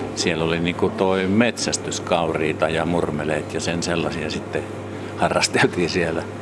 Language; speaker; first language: Finnish; native; Finnish